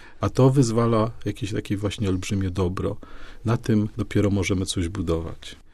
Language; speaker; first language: Polish; native; Polish